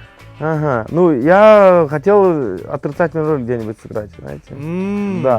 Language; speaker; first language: Russian; native; Russian